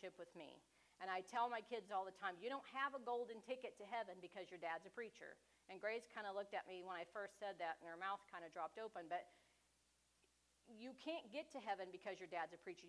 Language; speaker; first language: English; native; English